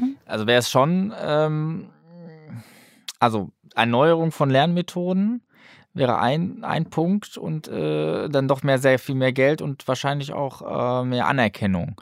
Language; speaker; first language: German; native; German